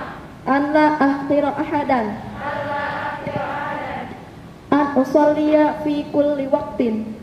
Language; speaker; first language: Arabic; non-native, learner; Indonesian